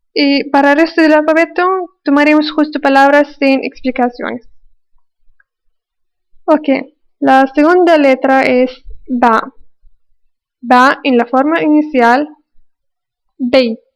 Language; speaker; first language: Spanish; non-native, fluent; Arabic